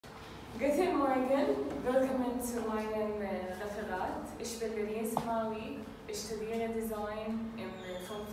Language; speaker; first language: German; non-native, learner; Arabic